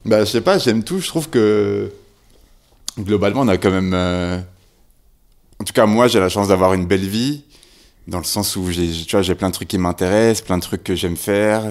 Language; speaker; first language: French; native; French